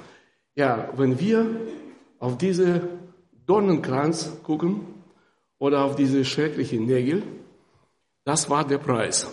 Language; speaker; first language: German; non-native, fluent; Russian